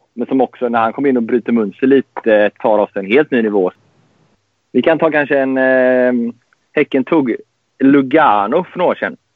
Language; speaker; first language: Swedish; native; Swedish